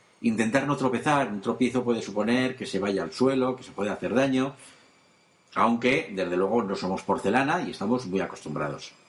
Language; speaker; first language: Spanish; native; Spanish